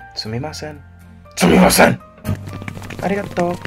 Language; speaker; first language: Japanese; non-native, learner; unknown